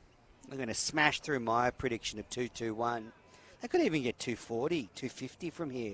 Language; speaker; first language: English; native; English